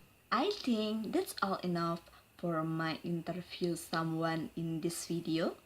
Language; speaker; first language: English; non-native, learner; Indonesian